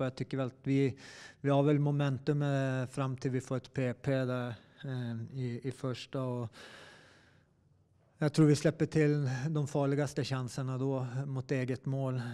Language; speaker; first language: Swedish; native; Swedish